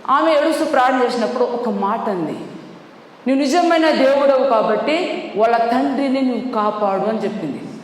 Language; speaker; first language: Telugu; non-native, local second language; Lambadi